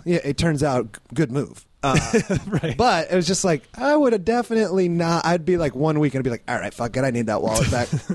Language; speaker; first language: English; native; English